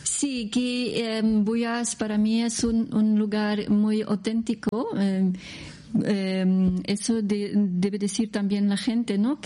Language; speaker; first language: Spanish; non-native, learner; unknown